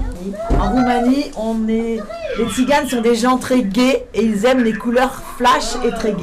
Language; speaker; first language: French; native; French